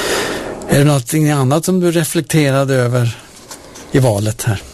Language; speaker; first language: Swedish; native; Swedish